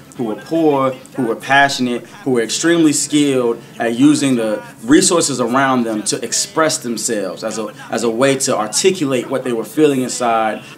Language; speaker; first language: English; native; English